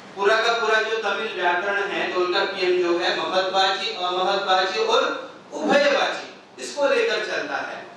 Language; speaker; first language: Hindi; native; Hindi